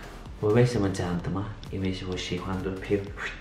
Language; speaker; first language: Chinese; non-native, learner; Turkish